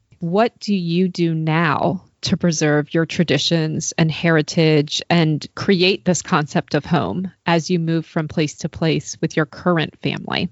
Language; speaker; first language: English; native; English